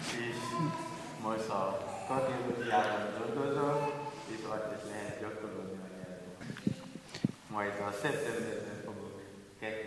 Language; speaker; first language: Hungarian; non-native, learner; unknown